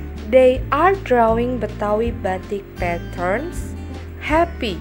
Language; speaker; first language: English; non-native, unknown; Indonesian